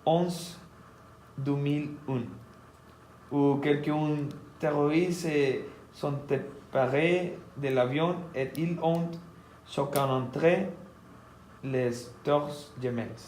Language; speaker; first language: French; non-native, learner; Spanish